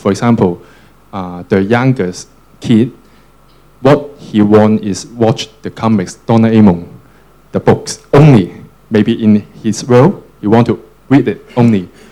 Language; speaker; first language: English; non-native, local second language; Cantonese